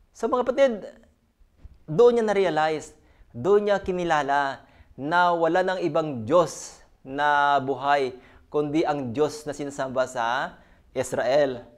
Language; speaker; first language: Filipino; native; Filipino